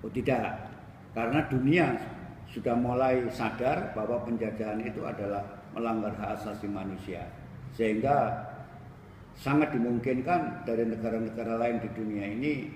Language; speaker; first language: Indonesian; native; Indonesian